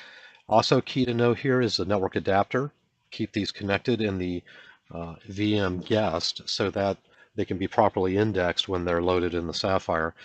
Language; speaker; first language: English; native; English